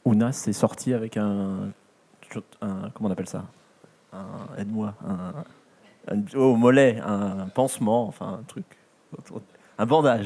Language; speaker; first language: French; native; French